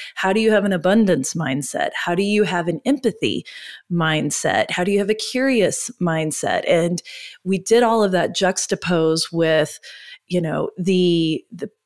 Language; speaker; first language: English; native; English